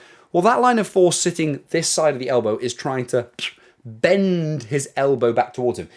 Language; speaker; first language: English; native; English